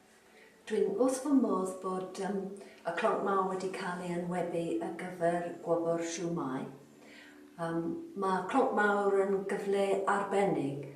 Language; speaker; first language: Welsh; non-native, fluent; English